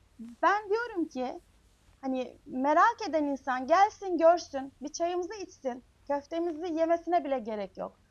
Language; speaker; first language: Turkish; native; Turkish